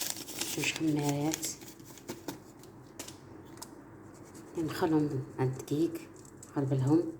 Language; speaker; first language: Arabic; native; Arabic